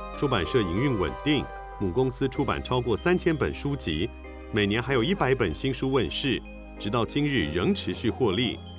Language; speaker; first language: Chinese; native; Chinese